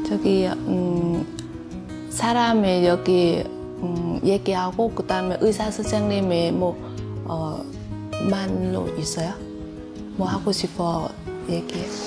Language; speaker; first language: Korean; non-native, learner; Vietnamese